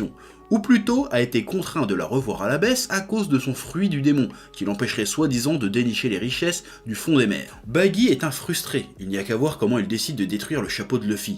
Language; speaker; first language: French; native; French